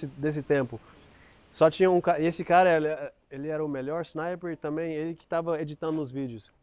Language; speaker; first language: Portuguese; early bilingual, heritage; Portuguese